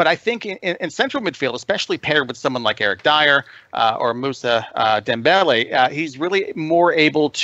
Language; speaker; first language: English; native; English